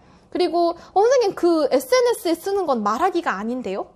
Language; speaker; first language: Korean; native; Korean